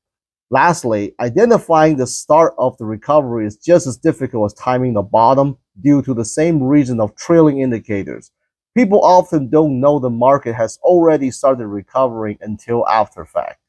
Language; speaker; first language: English; non-native, fluent; Chinese